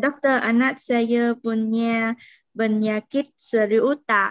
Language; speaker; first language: Indonesian; non-native, learner; Vietnamese